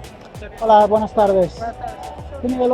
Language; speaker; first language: Spanish; non-native, learner; English